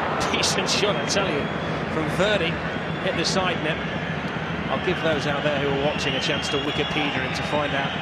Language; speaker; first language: English; native; English